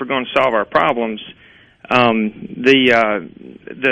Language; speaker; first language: English; native; English